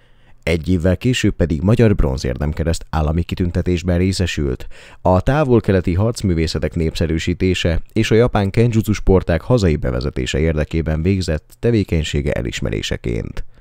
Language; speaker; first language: Hungarian; native; Hungarian